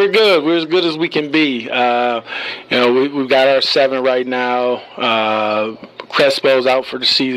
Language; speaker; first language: English; native; English